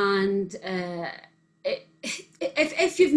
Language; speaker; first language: English; native; English